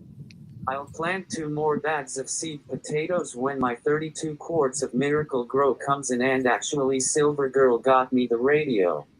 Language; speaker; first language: English; native; English